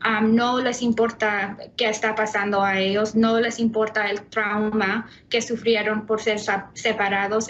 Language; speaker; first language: Spanish; early bilingual, heritage; Spanish